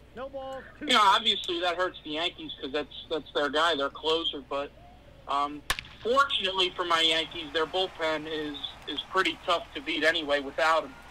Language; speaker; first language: English; native; English